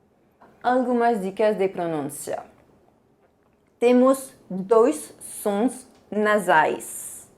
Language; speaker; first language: Portuguese; non-native, fluent; French